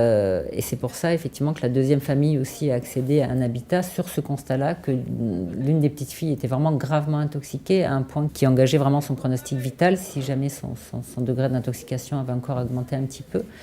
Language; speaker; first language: French; native; French